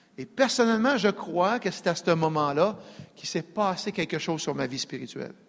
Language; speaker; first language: French; native; French